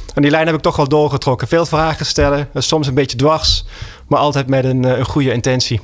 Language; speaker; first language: Dutch; native; Dutch